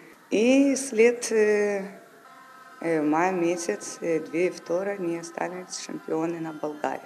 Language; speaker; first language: Bulgarian; non-native, learner; Ukrainian